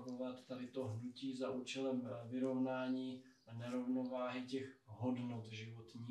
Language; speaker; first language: Czech; native; Czech